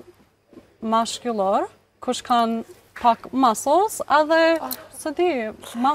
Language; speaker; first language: Albanian; non-native, learner; English